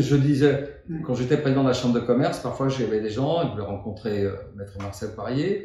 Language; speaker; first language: French; native; French